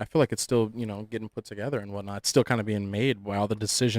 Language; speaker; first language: English; native; English